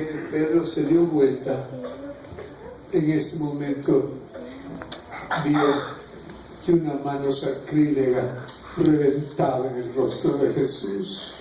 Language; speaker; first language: Spanish; native; Spanish